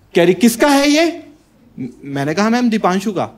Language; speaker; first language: Hindi; native; Hindi